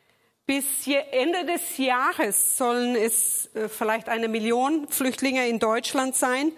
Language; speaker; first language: German; non-native, fluent; Portuguese